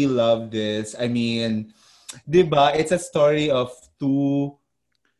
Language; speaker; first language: English; non-native, local second language; Cebuano